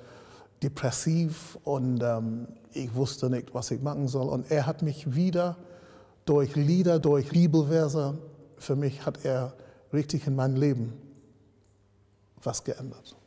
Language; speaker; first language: German; non-native, fluent; English